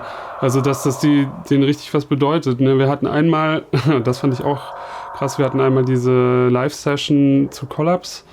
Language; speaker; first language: German; native; German